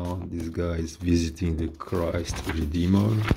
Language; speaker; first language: English; non-native, fluent; Portuguese